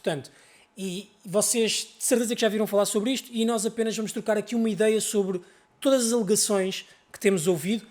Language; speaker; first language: Portuguese; native; Portuguese